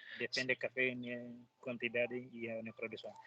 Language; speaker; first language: Portuguese; non-native, learner; Tetum